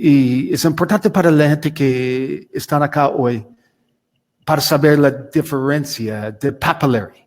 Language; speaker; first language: Spanish; non-native, learner; English